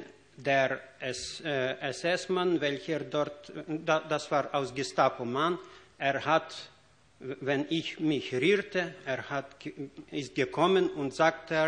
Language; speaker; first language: German; non-native, fluent; Ukrainian